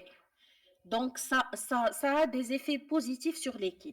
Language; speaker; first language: French; non-native, local second language; Arabic